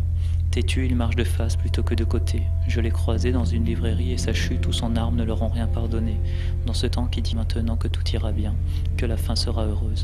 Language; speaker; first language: French; native; French